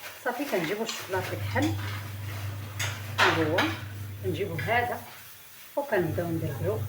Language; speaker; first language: Arabic; native; Arabic